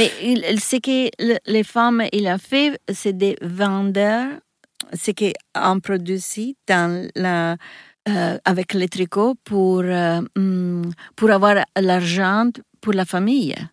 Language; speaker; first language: French; non-native, learner; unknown